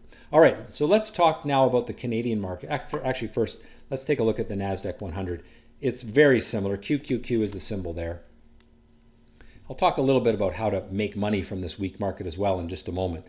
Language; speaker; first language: English; native; English